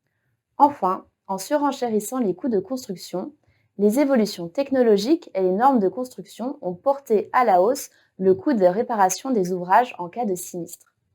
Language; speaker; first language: French; native; French